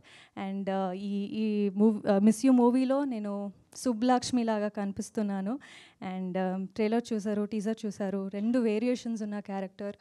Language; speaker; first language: Telugu; non-native, local second language; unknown